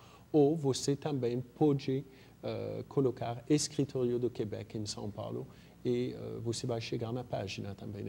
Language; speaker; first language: Portuguese; non-native, fluent; French